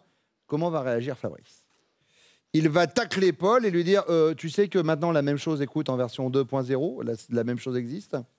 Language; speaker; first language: French; native; French